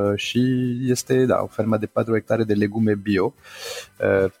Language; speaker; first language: Romanian; non-native, fluent; French